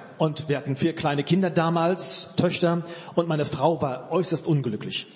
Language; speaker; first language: German; native; German